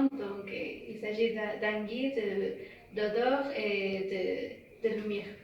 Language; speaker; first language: French; non-native, learner; Spanish